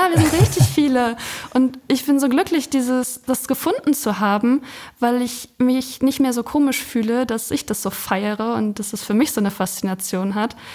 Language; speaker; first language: German; native; German